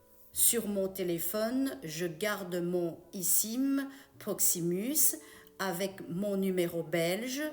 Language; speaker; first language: French; non-native, fluent; Chinese